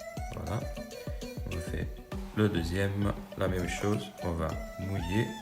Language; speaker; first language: French; non-native, fluent; Italian